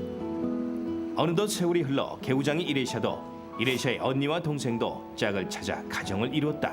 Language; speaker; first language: Korean; native; Korean